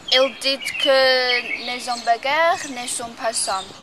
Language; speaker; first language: French; non-native, learner; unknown